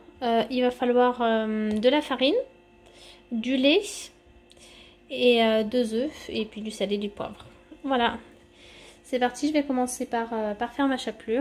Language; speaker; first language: French; native; French